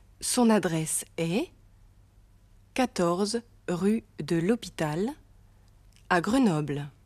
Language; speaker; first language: French; non-native, fluent; German